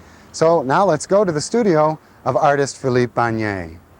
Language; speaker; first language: English; native; English